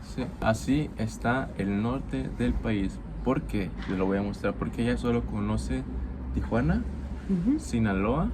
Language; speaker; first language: Spanish; native; Spanish